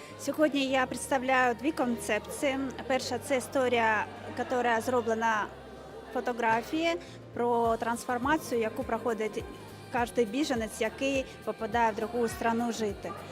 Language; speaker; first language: Ukrainian; non-native, local second language; Russian